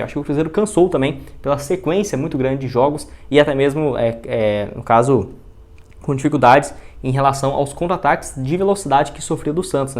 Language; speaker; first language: Portuguese; native; Portuguese